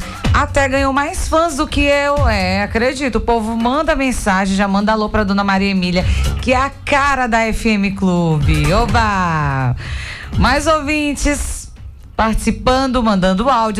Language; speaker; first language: Portuguese; native; Portuguese